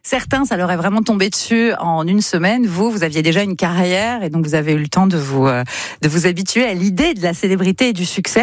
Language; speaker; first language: French; native; French